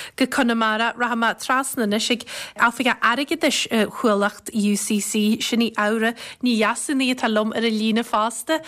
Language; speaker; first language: Irish; native; Irish